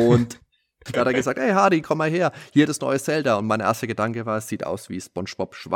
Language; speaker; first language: German; native; German